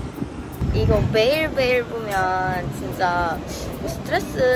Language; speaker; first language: Korean; non-native, learner; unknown